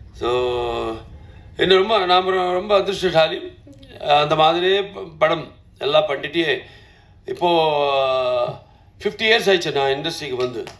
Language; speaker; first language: Tamil; non-native, learner; Telugu